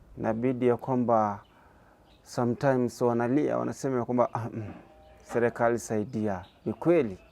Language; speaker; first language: Swahili; non-native, local second language; Gusii